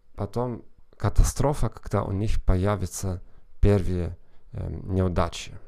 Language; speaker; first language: Russian; non-native, fluent; German